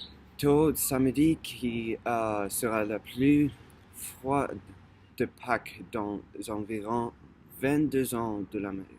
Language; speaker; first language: French; non-native, fluent; English